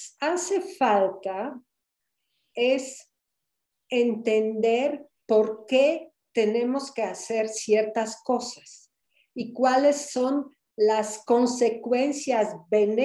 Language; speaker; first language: Spanish; non-native, fluent; Polish